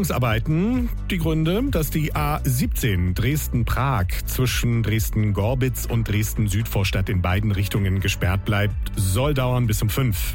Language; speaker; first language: German; native; German